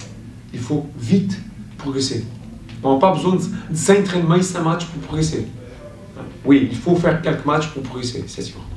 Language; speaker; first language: French; non-native, fluent; Portuguese